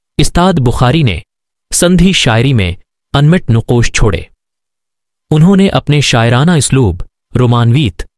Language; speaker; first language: Urdu; non-native, local second language; Sindhi